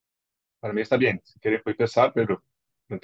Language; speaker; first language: Spanish; non-native, fluent; Portuguese